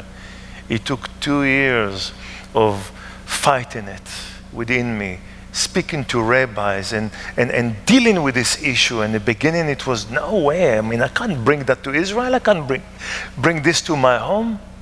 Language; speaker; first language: English; non-native, fluent; Hebrew